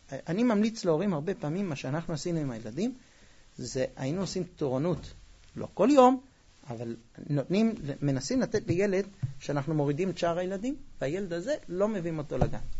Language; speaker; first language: Hebrew; non-native, fluent; English